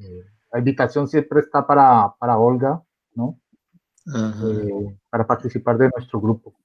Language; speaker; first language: Spanish; non-native, learner; Portuguese